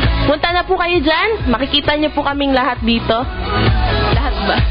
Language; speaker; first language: Filipino; native; Filipino